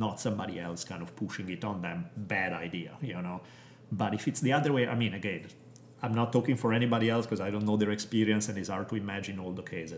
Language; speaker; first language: English; non-native, fluent; Italian